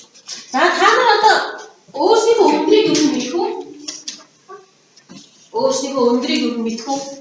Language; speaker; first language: Mongolian; native; Mongolian